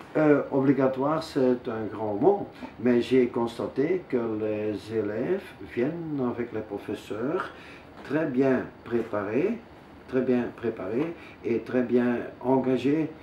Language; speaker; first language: French; non-native, local second language; Dutch